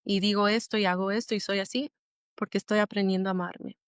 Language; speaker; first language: Spanish; early bilingual, other home language; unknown